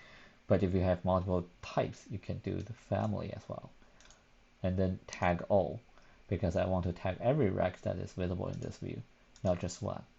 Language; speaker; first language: English; non-native, fluent; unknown